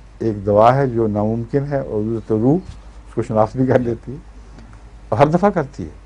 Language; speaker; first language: Urdu; native; Urdu